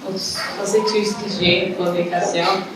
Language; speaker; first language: French; non-native, local second language; English